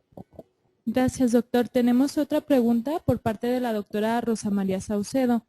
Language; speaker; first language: Spanish; native; Spanish